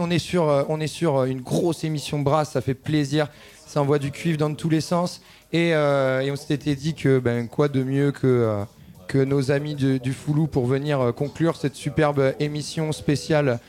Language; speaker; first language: French; native; French